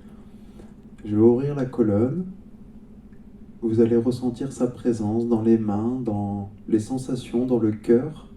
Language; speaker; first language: French; native; French